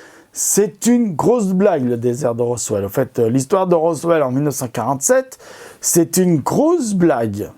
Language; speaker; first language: French; native; French